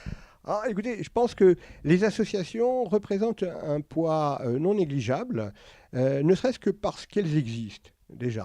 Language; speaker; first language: French; native; French